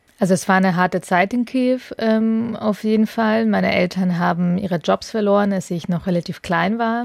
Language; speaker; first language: German; early bilingual, other home language; Russian